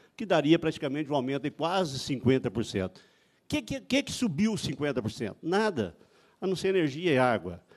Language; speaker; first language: Portuguese; native; Portuguese